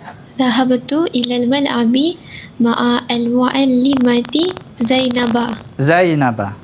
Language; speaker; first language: Arabic; non-native, learner; Malay